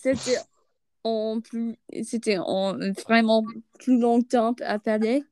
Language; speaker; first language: French; non-native, learner; English